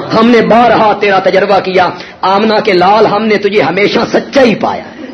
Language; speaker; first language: Urdu; non-native, local second language; Punjabi